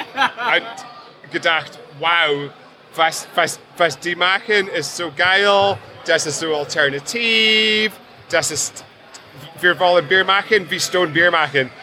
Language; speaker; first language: German; non-native, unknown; English